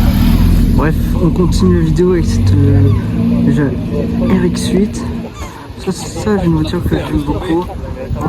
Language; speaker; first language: French; native; French